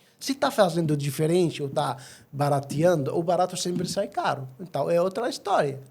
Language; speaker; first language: Portuguese; non-native, fluent; Arabic